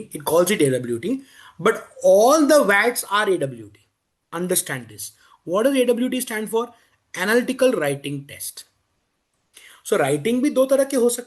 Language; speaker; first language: English; non-native, local second language; Hindi